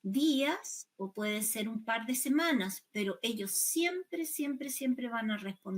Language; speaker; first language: Spanish; native; Spanish